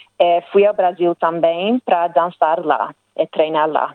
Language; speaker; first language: Portuguese; non-native, learner; English